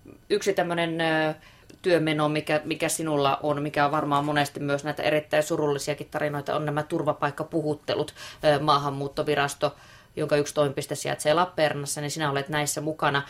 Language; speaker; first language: Finnish; native; Finnish